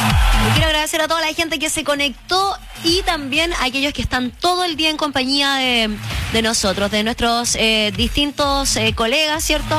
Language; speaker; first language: Spanish; native; Spanish